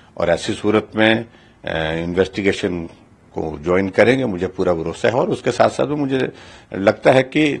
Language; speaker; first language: Hindi; native; Hindi